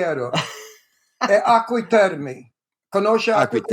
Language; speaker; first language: Italian; early bilingual, heritage; English